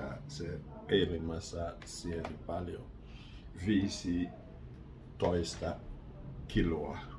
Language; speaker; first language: Finnish; non-native, learner; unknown